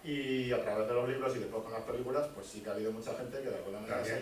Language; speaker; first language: Spanish; native; Spanish